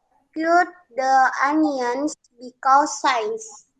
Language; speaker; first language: English; non-native, learner; Indonesian